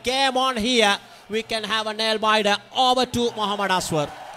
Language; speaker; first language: English; non-native, local second language; Sinhala